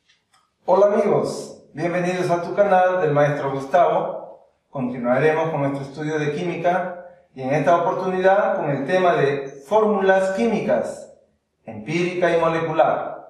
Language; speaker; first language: Spanish; native; Spanish